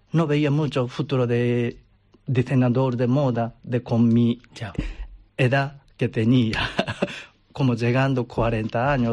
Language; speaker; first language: Spanish; non-native, learner; Japanese